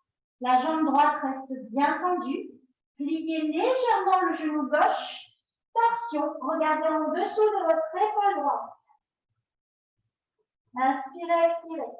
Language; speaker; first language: French; native; French